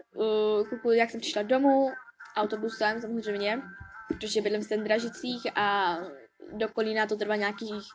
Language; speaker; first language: Czech; early bilingual, other home language; English